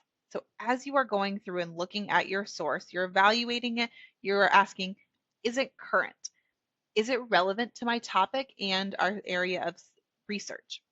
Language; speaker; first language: English; native; English